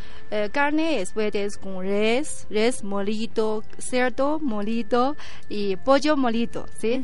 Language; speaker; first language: Spanish; non-native, learner; Chinese